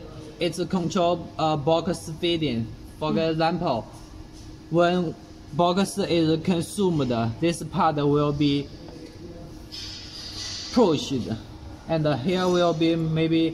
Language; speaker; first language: English; non-native, learner; Chinese